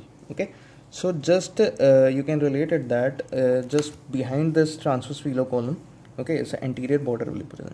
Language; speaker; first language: English; non-native, local second language; Hindi